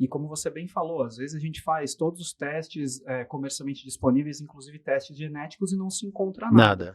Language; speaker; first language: Portuguese; native; Portuguese